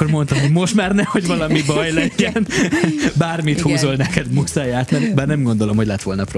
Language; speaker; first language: Hungarian; native; Hungarian